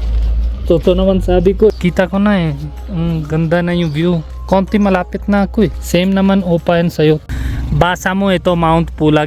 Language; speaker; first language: Filipino; non-native, learner; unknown